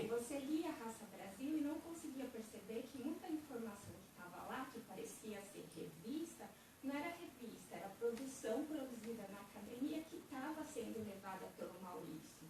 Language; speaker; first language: Portuguese; native; Portuguese